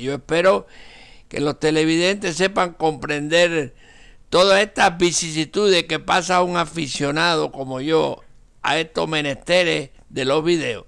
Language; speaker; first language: Spanish; native; Spanish